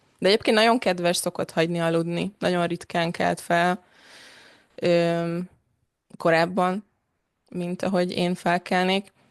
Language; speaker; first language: Hungarian; native; Hungarian